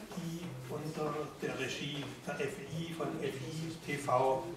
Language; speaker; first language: German; native; German